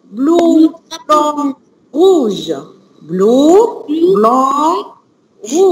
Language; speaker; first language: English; non-native, learner; Arabic